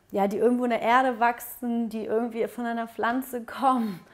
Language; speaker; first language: German; early bilingual, other home language; Russian